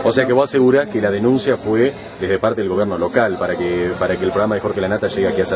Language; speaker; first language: Spanish; native; Spanish